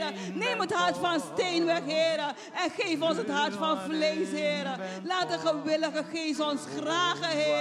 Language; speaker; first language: Dutch; native; Dutch